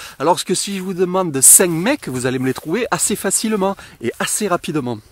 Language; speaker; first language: French; native; French